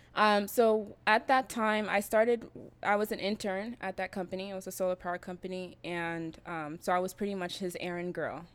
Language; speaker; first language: English; native; English